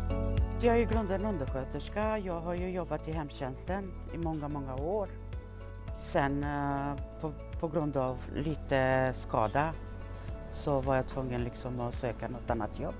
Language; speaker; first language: Swedish; non-native, local second language; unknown